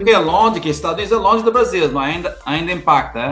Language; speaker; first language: Portuguese; non-native, learner; English